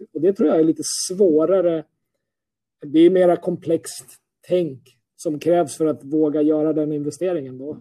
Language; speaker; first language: Swedish; native; Swedish